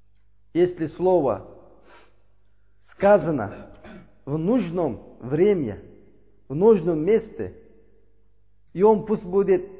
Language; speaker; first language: Russian; non-native, learner; Uzbek